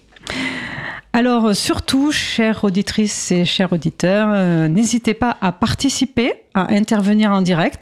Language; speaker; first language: French; native; French